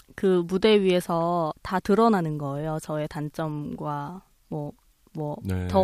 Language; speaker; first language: Korean; native; Korean